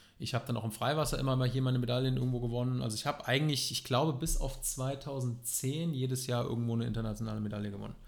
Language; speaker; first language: German; native; German